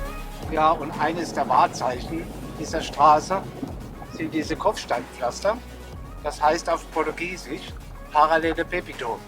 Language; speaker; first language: German; native; German